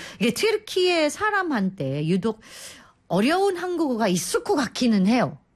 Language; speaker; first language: Korean; non-native, fluent; Filipino